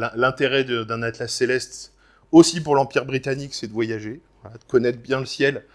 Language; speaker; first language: French; native; French